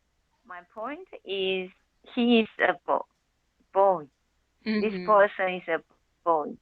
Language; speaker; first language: English; non-native, learner; Chinese